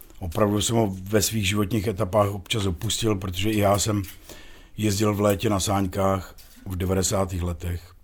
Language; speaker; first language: Czech; native; Czech